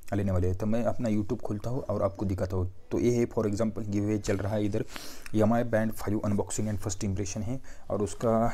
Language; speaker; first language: Hindi; non-native, local second language; Marathi